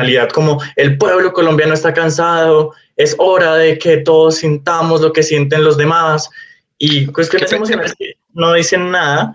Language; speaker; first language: Spanish; native; Spanish